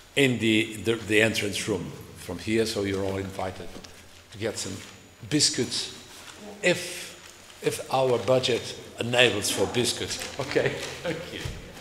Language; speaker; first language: English; non-native, fluent; Portuguese